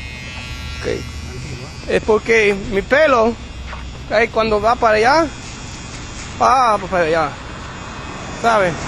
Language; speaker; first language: Spanish; non-native, learner; English